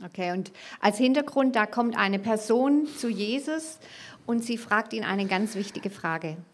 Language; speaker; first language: German; native; German